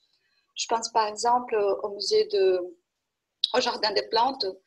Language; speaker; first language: French; non-native, fluent; Portuguese